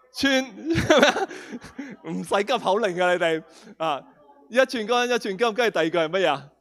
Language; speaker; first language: Cantonese; non-native, local second language; Spanish